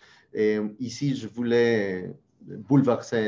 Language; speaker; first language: French; non-native, fluent; Spanish